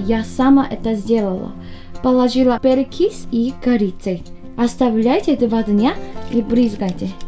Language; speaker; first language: Russian; non-native, learner; Korean